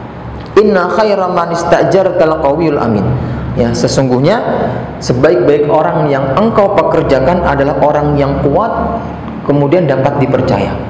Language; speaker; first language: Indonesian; native; Indonesian